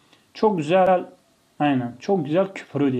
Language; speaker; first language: Turkish; non-native, fluent; Tajik